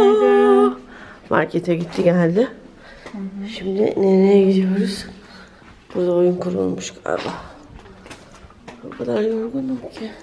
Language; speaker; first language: Turkish; native; Turkish